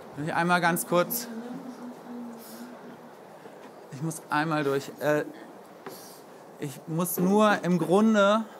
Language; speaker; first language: German; native; German